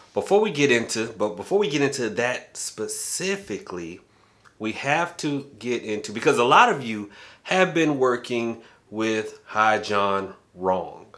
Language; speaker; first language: English; native; English